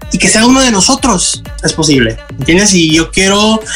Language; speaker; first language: Spanish; early bilingual, heritage; Spanish